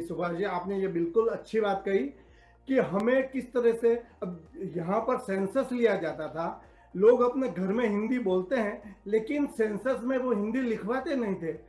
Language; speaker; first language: Hindi; native; Hindi